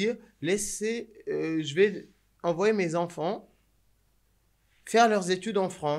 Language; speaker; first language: French; native; French